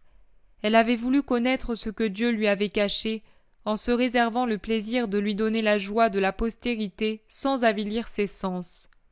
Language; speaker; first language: French; native; French